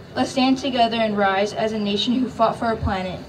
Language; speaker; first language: English; native; English